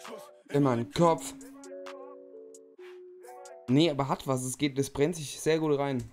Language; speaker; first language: German; native; German